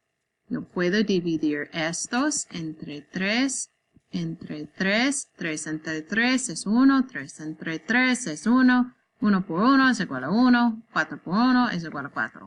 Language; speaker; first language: Spanish; non-native, learner; English